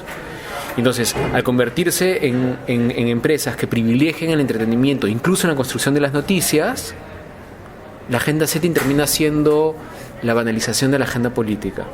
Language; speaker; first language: Spanish; native; Spanish